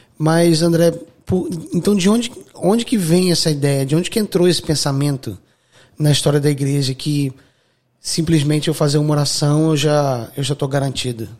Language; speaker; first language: Portuguese; native; Portuguese